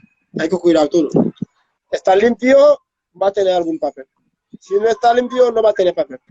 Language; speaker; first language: Spanish; non-native, learner; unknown